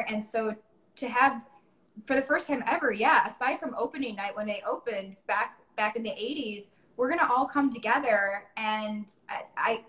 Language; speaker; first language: English; native; English